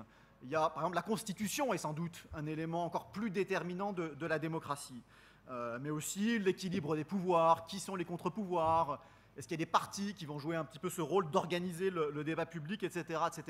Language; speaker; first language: French; native; French